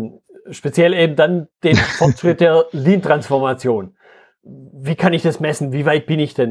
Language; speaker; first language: German; native; German